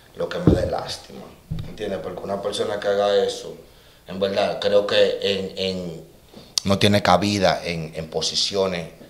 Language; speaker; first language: Spanish; native; Spanish